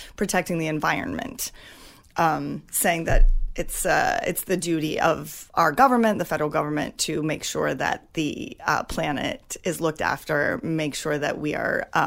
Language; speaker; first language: English; native; English